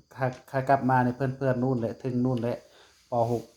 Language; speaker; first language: Thai; non-native, fluent; Khmer